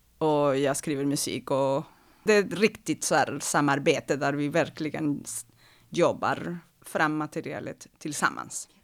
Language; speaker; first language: Swedish; non-native, fluent; Spanish